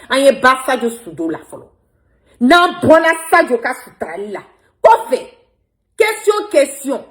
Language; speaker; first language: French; non-native, local second language; Bambara